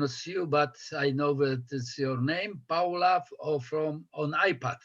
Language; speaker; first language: English; non-native, fluent; Polish